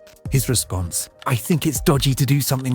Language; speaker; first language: English; native; English